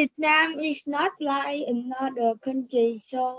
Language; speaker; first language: English; non-native, learner; Vietnamese